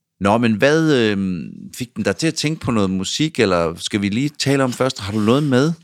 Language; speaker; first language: Danish; native; Danish